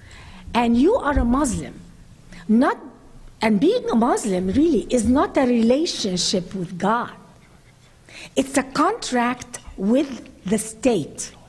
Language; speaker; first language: English; non-native, fluent; Arabic